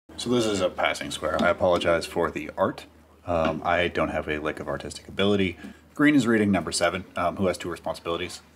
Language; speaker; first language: English; native; English